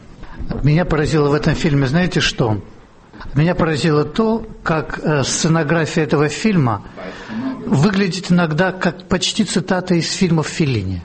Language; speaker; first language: Russian; native; Russian